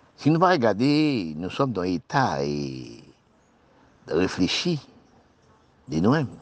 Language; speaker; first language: French; non-native, local second language; Haitian Creole